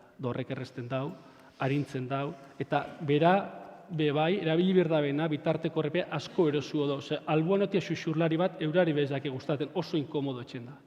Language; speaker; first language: Basque; native; Basque